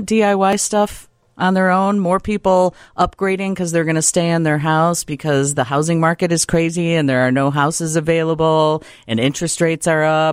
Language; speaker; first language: English; native; English